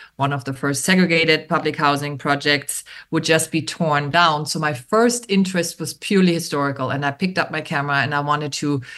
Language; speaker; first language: English; non-native, fluent; German